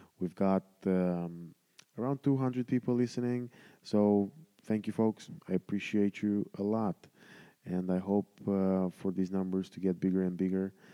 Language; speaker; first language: English; non-native, fluent; Romanian